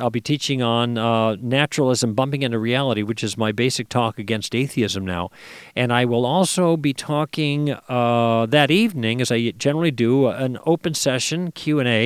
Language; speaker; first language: English; native; English